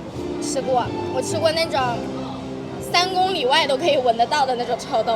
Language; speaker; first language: Chinese; native; Chinese